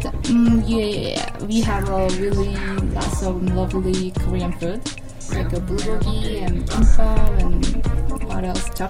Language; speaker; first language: English; non-native, learner; Korean